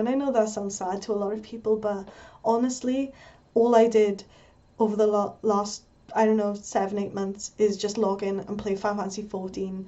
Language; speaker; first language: English; native; English